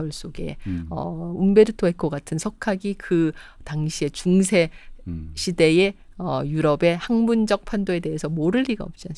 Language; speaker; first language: Korean; native; Korean